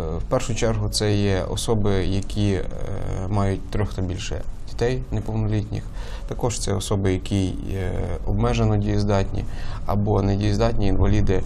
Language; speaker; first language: Ukrainian; native; Ukrainian